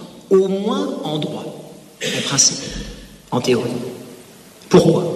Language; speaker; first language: French; native; French